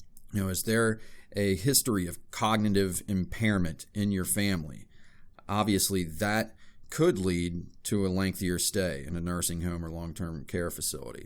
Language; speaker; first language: English; native; English